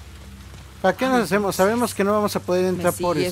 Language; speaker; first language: Spanish; native; Spanish